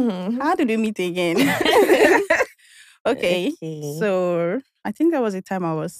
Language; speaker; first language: English; non-native, local second language; Igbo